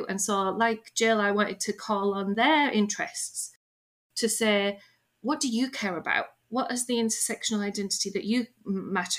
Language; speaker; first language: English; native; English